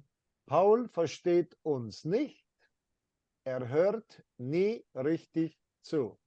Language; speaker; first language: German; non-native, fluent; English